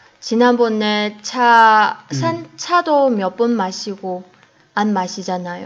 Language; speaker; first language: Korean; non-native, fluent; Chinese